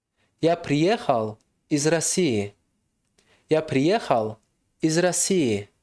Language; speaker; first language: Russian; non-native, fluent; Tajik